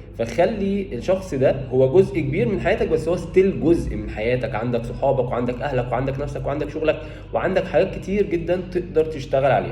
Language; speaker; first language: Arabic; native; Arabic